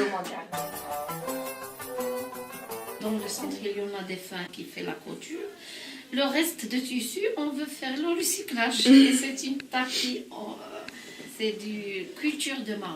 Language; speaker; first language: French; non-native, local second language; Arabic